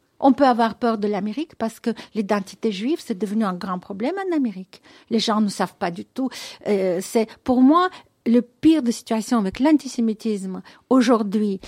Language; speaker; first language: French; non-native, fluent; Russian